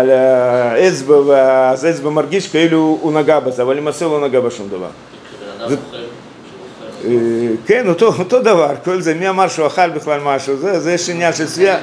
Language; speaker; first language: Hebrew; non-native, fluent; Russian